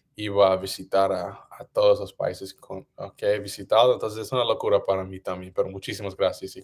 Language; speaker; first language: Spanish; non-native, learner; English